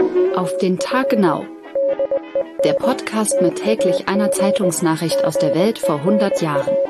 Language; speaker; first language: German; native; German